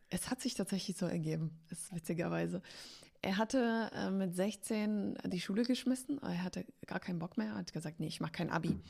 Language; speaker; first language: German; early bilingual, heritage; Polish